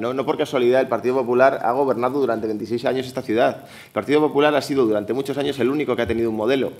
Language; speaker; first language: Spanish; native; Spanish